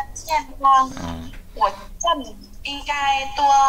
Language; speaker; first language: Chinese; non-native, learner; Vietnamese